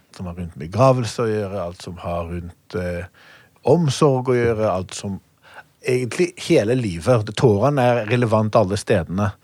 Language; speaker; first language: Norwegian; non-native, fluent; Hebrew